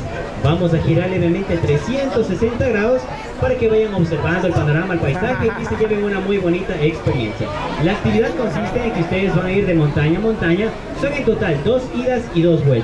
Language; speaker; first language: Spanish; native; Spanish